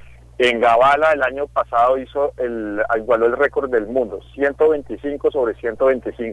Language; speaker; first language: Spanish; native; Spanish